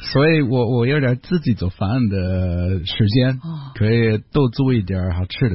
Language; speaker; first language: Chinese; non-native, learner; English